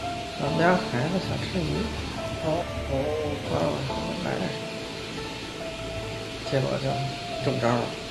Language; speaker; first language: Chinese; native; Chinese